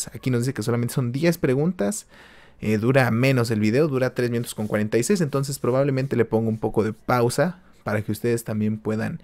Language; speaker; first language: Spanish; native; Spanish